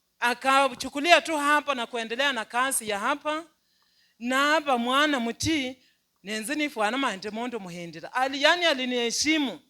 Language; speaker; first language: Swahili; non-native, local second language; Luyia